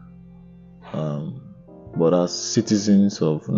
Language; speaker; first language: English; non-native, local second language; Igbo